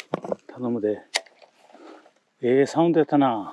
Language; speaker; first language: Japanese; native; Japanese